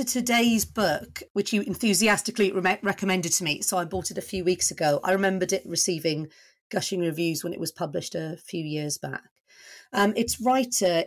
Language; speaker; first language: English; native; English